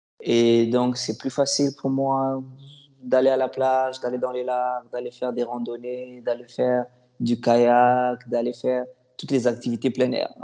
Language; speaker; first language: French; non-native, local second language; Lingala